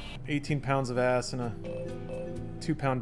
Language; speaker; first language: English; native; English